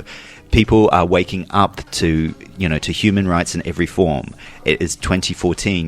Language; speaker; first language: English; native; English